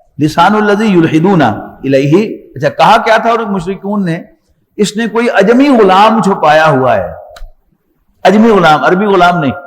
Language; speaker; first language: Urdu; non-native, local second language; Punjabi